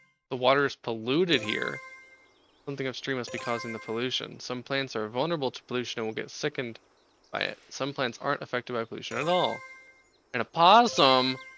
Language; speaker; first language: English; native; English